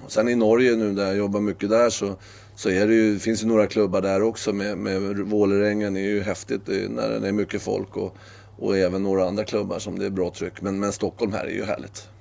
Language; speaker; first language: Swedish; native; Swedish